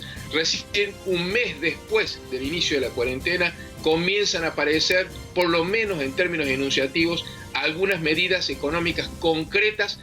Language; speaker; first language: Spanish; native; Spanish